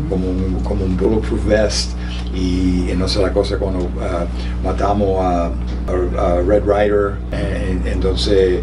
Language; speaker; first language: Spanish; early bilingual, heritage; Spanish